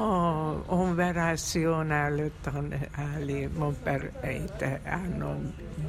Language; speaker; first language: French; non-native, fluent; Hungarian